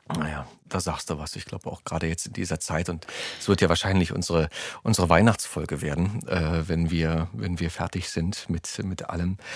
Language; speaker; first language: German; native; German